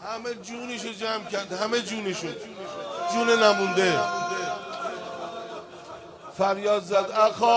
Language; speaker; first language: Persian; native; Persian